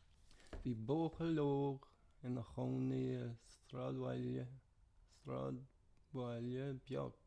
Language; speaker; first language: Irish; non-native, learner; English